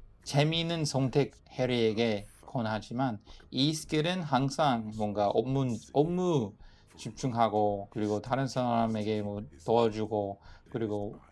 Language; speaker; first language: Korean; non-native, fluent; English